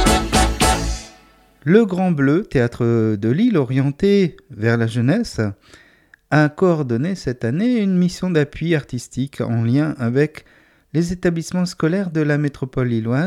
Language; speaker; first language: French; native; French